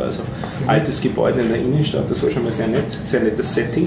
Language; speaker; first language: German; native; German